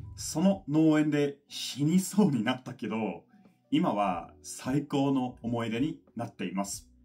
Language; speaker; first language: Japanese; non-native, fluent; English